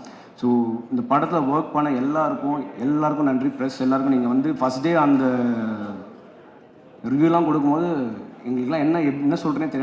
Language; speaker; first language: Tamil; native; Tamil